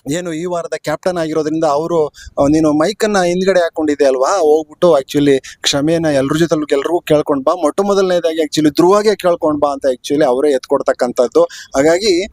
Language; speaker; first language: Kannada; native; Kannada